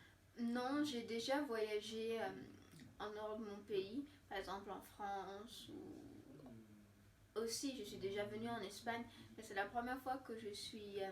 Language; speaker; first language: French; non-native, fluent; English